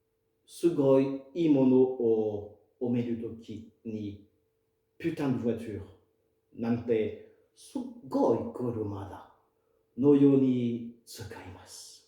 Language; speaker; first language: Japanese; non-native, fluent; French